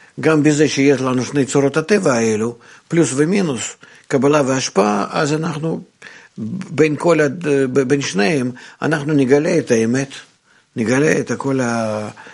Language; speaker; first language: Hebrew; non-native, fluent; Russian